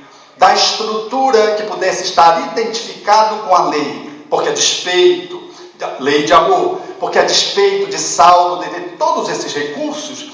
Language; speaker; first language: Portuguese; native; Portuguese